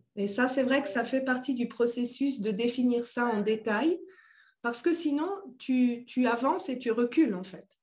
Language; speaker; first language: French; native; French